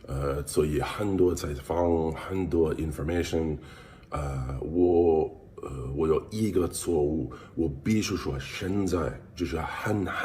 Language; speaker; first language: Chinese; non-native, learner; English